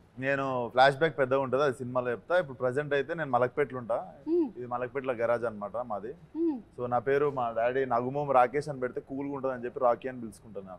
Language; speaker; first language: Telugu; native; Telugu